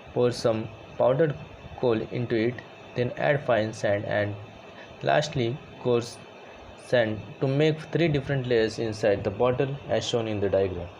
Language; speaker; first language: English; non-native, local second language; Marathi